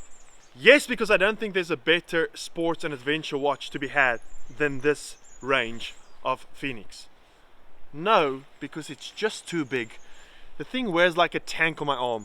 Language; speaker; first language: English; native; English